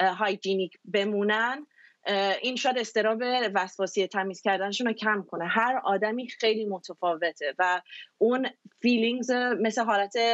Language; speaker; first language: Persian; early bilingual, heritage; Persian